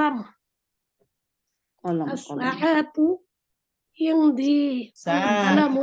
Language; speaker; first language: Arabic; non-native, learner; Bangla